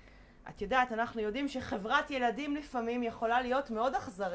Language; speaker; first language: Hebrew; native; Hebrew